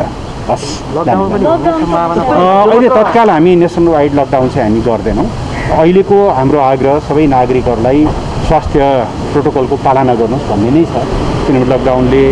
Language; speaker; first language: Nepali; native; Nepali